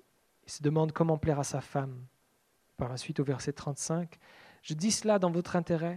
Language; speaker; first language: French; native; French